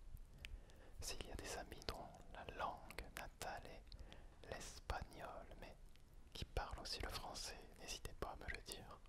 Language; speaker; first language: French; native; French